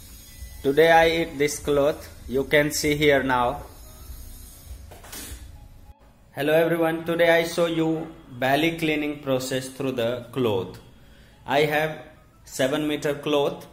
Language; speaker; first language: English; non-native, learner; Hindi